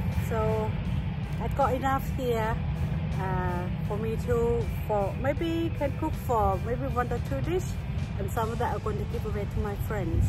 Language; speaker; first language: English; non-native, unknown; Thai